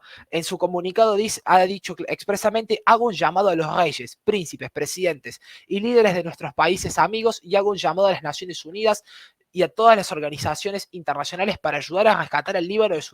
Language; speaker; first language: Spanish; native; Spanish